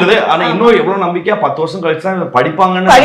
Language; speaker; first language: Tamil; native; Tamil